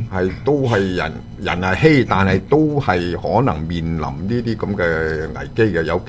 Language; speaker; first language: Chinese; native; Chinese